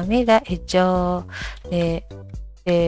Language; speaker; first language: Spanish; non-native, learner; Japanese